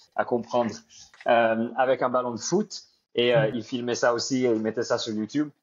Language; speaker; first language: French; native; French